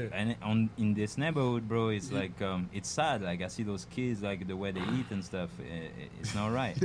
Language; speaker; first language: English; non-native, fluent; French